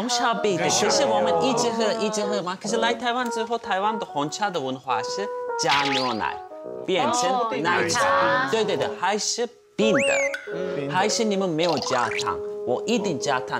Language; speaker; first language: Chinese; non-native, fluent; Turkish